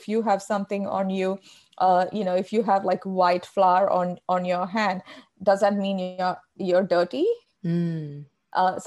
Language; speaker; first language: English; non-native, local second language; Malayalam